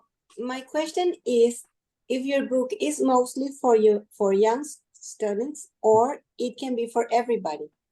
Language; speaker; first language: English; non-native, learner; Spanish